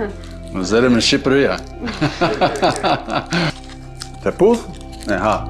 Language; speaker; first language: Albanian; non-native, learner; English